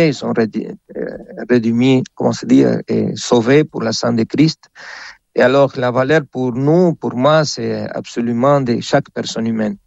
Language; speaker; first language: French; non-native, fluent; Spanish